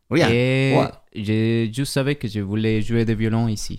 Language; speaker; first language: French; non-native, learner; Spanish